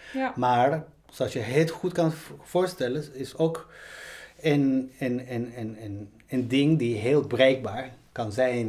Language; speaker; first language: Dutch; non-native, fluent; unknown